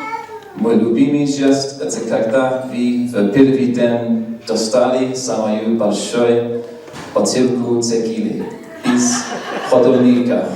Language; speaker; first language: Russian; non-native, learner; English